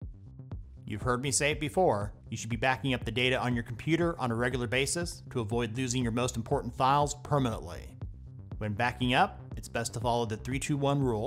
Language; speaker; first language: English; native; English